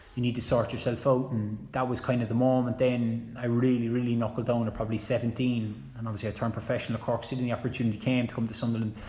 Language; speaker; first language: English; native; English